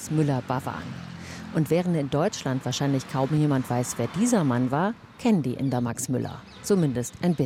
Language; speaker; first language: German; native; German